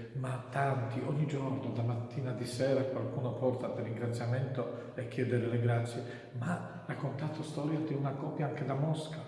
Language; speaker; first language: Italian; non-native, learner; Polish